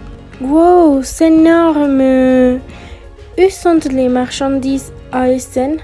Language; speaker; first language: French; non-native, learner; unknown